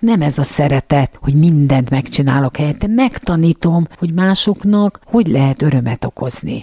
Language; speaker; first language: Hungarian; native; Hungarian